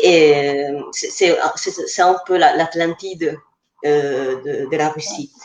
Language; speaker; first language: French; non-native, fluent; Italian